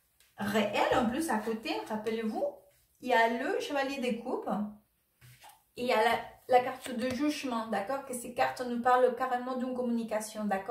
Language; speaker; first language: French; non-native, fluent; Spanish